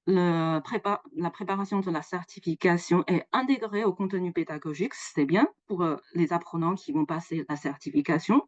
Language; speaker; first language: French; non-native, fluent; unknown